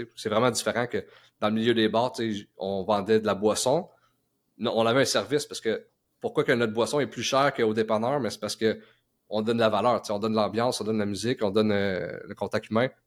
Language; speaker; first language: French; native; French